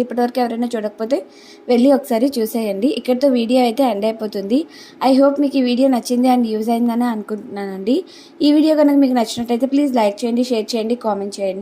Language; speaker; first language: Telugu; native; Telugu